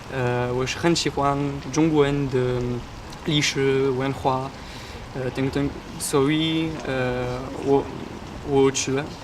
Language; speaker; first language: Chinese; non-native, learner; French